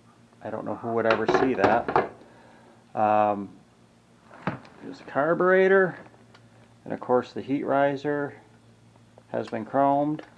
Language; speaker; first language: English; native; English